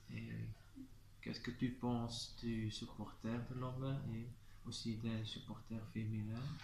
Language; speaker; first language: French; non-native, learner; Dutch